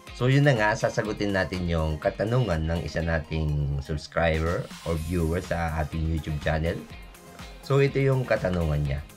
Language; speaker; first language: Filipino; native; Filipino